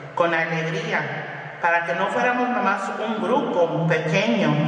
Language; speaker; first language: Spanish; early bilingual, other home language; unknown